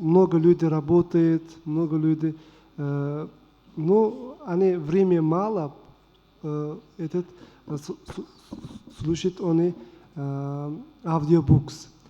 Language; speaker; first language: Russian; non-native, learner; Uzbek